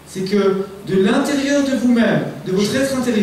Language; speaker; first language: French; native; French